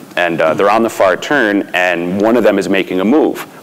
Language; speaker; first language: English; native; English